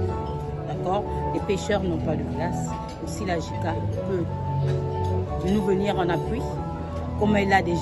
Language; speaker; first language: French; native; French